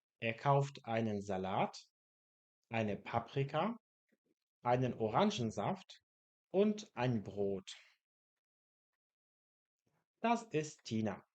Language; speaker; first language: German; non-native, fluent; Polish